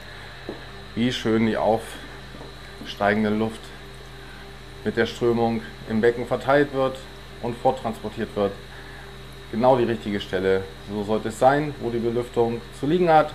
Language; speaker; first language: German; native; German